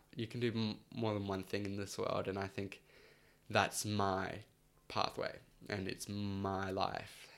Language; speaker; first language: English; early bilingual, other home language; Spanish